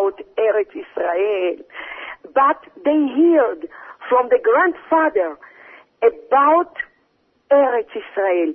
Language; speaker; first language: English; early bilingual, other home language; Arabic